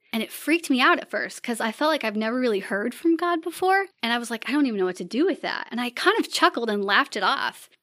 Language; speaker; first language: English; native; English